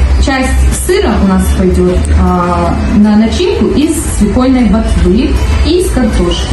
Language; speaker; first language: Russian; native; Russian